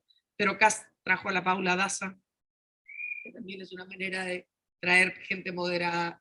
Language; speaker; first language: Spanish; native; Spanish